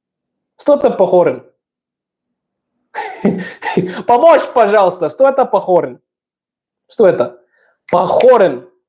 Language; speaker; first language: Russian; non-native, learner; English